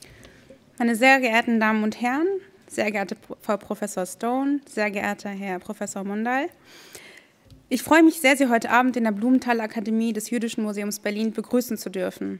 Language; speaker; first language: German; native; German